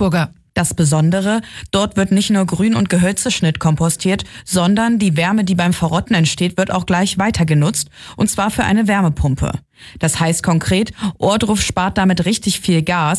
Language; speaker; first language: German; native; German